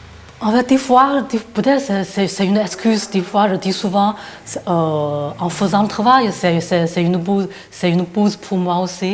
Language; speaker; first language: French; non-native, fluent; Chinese